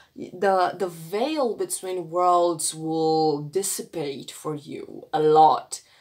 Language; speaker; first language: English; non-native, fluent; Romanian